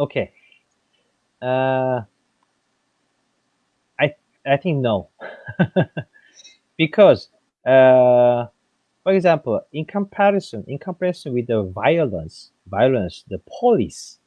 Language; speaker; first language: English; non-native, fluent; French